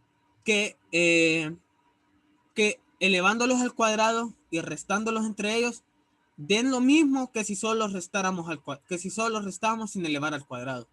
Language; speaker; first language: Spanish; native; Spanish